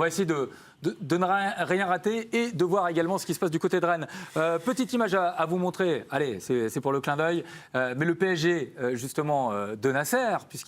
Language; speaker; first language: French; native; French